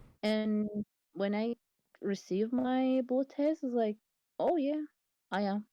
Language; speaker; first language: English; non-native, learner; Spanish